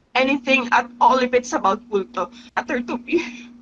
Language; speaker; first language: Filipino; native; Filipino